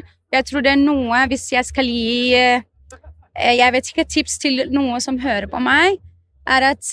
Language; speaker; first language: Norwegian; non-native, fluent; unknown